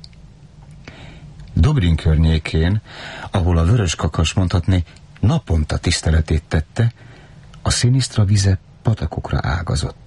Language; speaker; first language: Hungarian; native; Hungarian